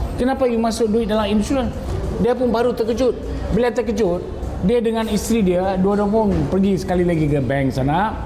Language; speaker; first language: Malay; non-native, local second language; Tamil